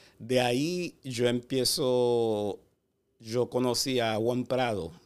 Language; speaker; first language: Spanish; non-native, fluent; Haitian Creole